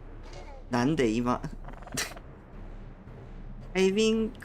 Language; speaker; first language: Japanese; non-native, learner; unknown